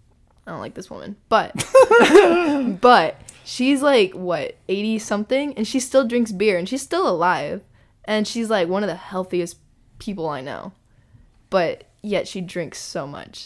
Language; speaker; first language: English; early bilingual, other home language; Spanish